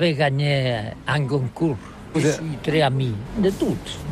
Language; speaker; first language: French; non-native, learner; Catalan